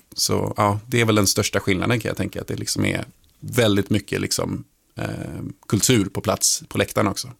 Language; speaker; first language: Swedish; early bilingual, other home language; Lingala